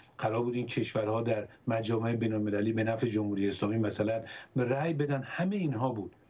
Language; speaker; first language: Persian; native; Persian